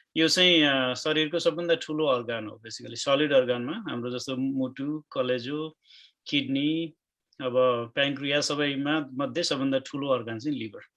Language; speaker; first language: Nepali; native; Nepali